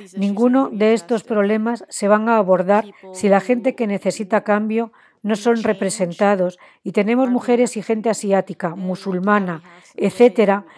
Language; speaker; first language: Spanish; non-native, fluent; Chinese